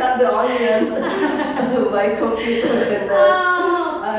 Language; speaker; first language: English; non-native, learner; Indonesian